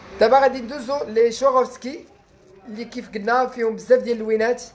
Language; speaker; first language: Arabic; native; Arabic